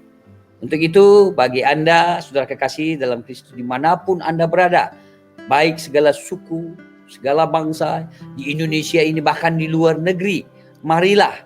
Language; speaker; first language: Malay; non-native, local second language; Achinese